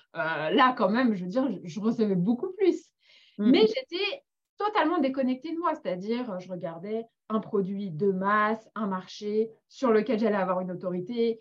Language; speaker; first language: French; native; French